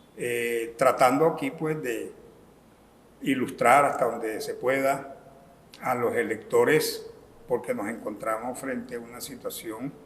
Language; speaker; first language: Spanish; native; Spanish